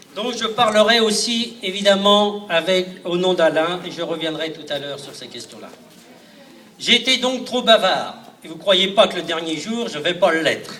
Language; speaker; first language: French; native; French